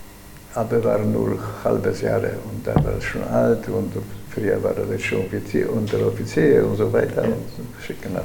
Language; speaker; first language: German; non-native, learner; Polish